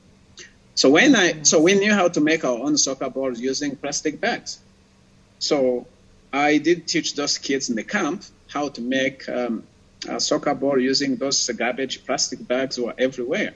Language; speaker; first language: English; non-native, local second language; Kinyarwanda